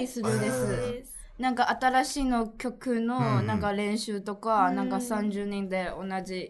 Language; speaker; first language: Japanese; non-native, learner; Chinese